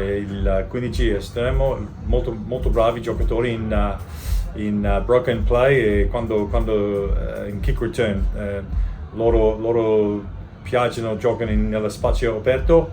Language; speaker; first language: Italian; non-native, learner; English